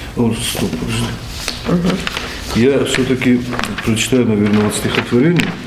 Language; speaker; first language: Russian; non-native, local second language; Ossetic